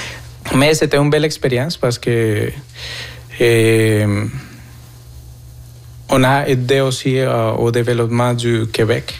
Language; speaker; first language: French; non-native, fluent; Spanish